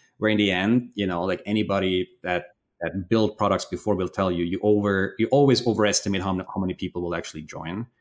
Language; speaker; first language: English; non-native, fluent; German